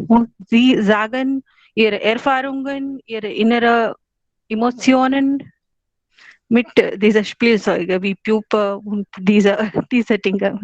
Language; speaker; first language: German; non-native, learner; Hindi